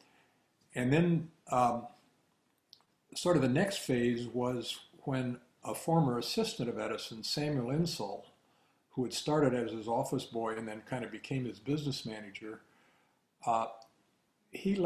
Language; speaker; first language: English; native; English